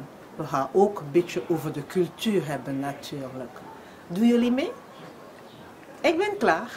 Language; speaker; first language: Dutch; non-native, fluent; Lingala